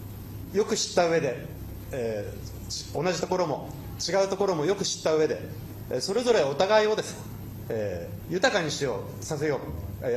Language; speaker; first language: Japanese; native; Japanese